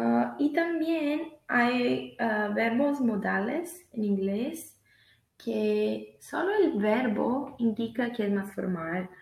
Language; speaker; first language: Spanish; non-native, fluent; Portuguese